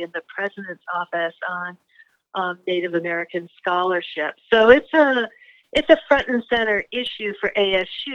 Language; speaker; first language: English; native; English